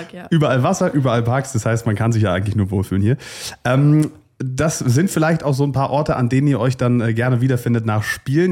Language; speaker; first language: German; native; German